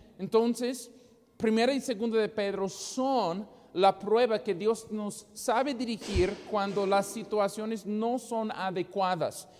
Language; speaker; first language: Spanish; non-native, fluent; English